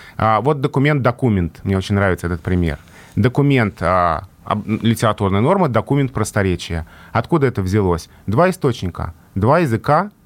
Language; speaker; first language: Russian; native; Russian